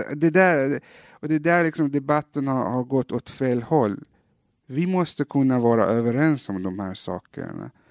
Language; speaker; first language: Swedish; early bilingual, other home language; Persian